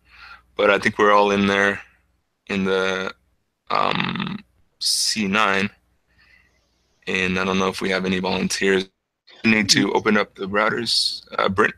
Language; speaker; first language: English; native; English